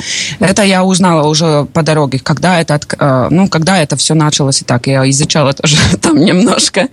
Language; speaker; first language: Russian; non-native, local second language; Latvian